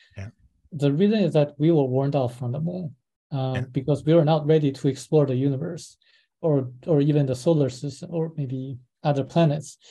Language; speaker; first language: English; non-native, fluent; Chinese